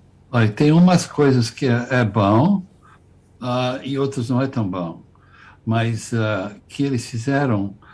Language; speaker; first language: Portuguese; non-native, fluent; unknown